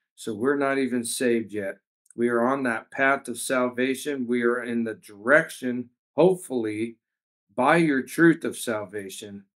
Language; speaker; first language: English; native; English